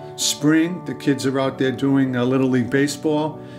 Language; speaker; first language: English; native; English